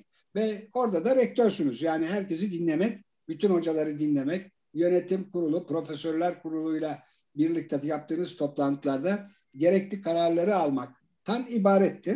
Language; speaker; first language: Turkish; native; Turkish